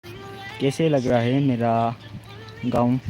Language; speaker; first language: Hindi; non-native, local second language; Thado Chin